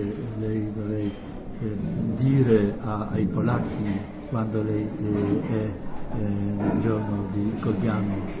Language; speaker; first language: Italian; non-native, learner; Polish